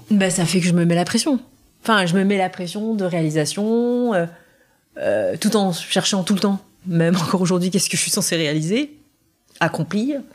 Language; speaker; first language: French; native; French